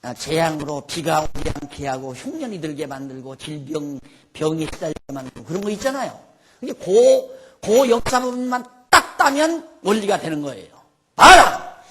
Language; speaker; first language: Korean; native; Korean